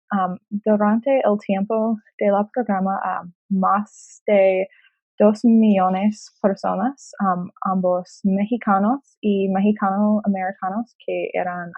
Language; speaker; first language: Spanish; non-native, learner; English